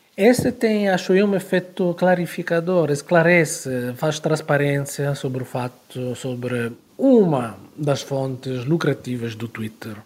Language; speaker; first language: Portuguese; non-native, fluent; Italian